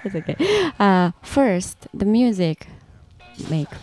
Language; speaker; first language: English; non-native, learner; Japanese